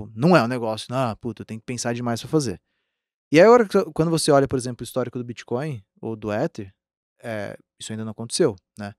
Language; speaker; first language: Portuguese; native; Portuguese